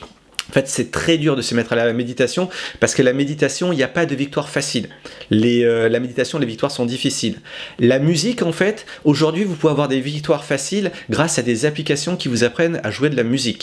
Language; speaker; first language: French; native; French